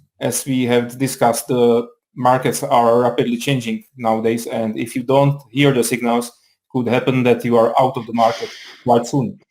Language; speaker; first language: English; non-native, fluent; Czech